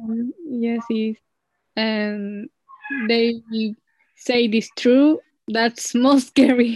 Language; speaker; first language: English; non-native, learner; Spanish